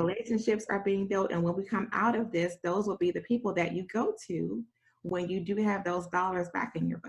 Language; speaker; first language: English; native; English